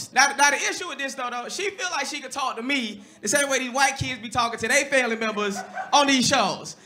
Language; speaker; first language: English; native; English